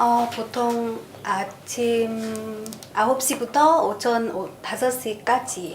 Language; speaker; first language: Korean; non-native, learner; Vietnamese